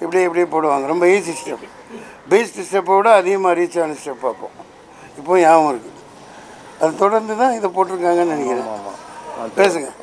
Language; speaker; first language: Tamil; native; Tamil